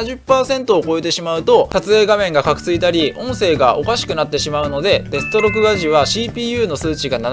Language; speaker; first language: Japanese; native; Japanese